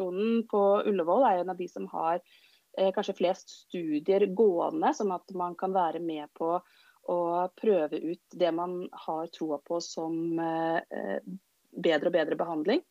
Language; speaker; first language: Norwegian; native; Norwegian